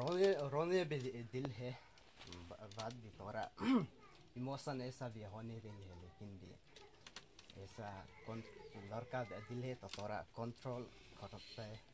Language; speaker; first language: Hindi; non-native, local second language; Adi